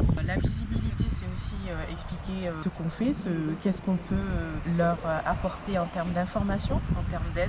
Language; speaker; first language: French; native; French